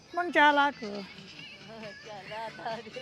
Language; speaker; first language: Chinese; non-native, learner; Bangla